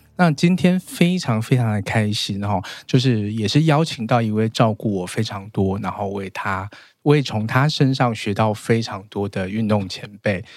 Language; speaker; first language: Chinese; native; Chinese